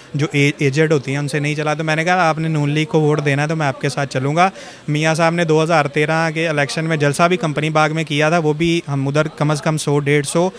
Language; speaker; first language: Urdu; non-native, local second language; Punjabi